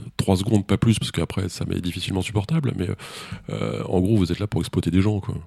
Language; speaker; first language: French; native; French